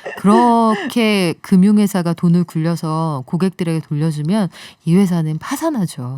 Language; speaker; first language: Korean; native; Korean